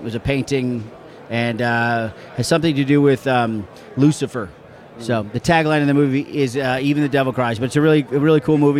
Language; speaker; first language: English; native; English